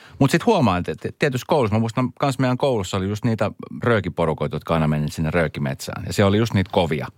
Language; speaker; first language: Finnish; early bilingual, other home language; Swedish